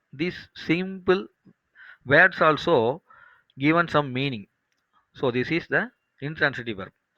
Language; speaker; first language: English; non-native, local second language; Tamil